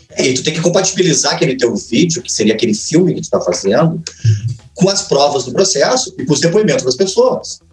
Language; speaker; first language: Portuguese; native; Portuguese